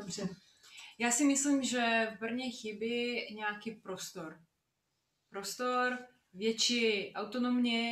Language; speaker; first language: Czech; non-native, fluent; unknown